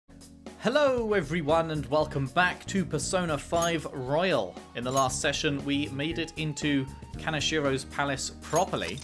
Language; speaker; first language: English; native; English